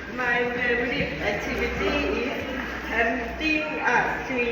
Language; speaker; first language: English; non-native, learner; Thai